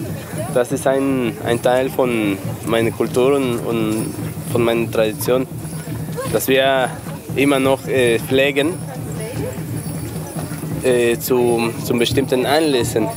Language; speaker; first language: German; non-native, fluent; Spanish